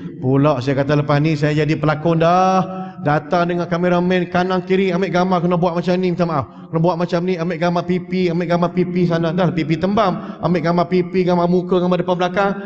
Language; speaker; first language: Malay; early bilingual, heritage; Malay